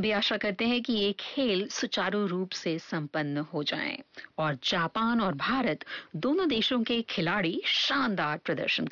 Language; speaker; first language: Hindi; native; Hindi